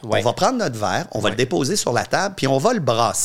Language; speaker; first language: French; native; French